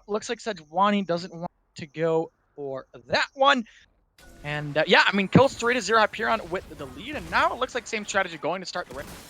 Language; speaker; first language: English; native; English